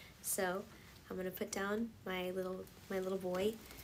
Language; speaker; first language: English; early bilingual, other home language; Korean